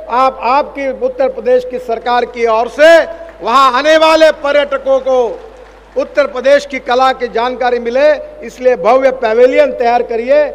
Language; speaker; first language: Hindi; non-native, local second language; Marathi